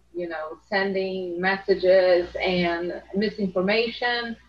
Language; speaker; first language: English; non-native, fluent; Portuguese